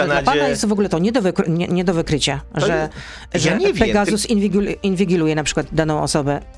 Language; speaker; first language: Polish; native; Polish